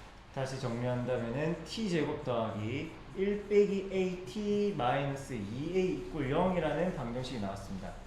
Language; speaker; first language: Korean; native; Korean